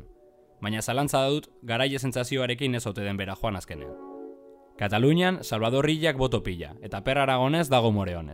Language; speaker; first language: Basque; native; Basque